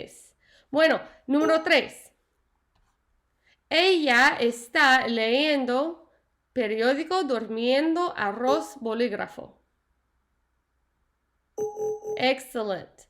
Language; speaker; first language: Spanish; non-native, learner; English